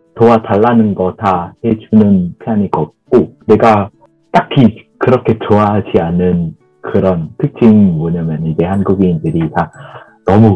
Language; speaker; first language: Korean; non-native, fluent; Vietnamese